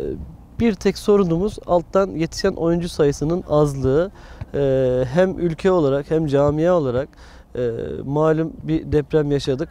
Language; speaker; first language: Turkish; native; Turkish